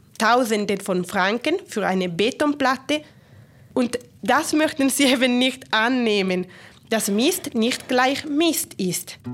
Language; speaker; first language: German; non-native, local second language; Italian